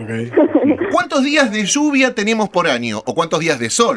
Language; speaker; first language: Spanish; native; Spanish